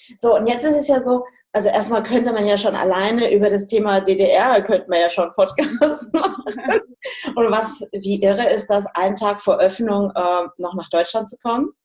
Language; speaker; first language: German; native; German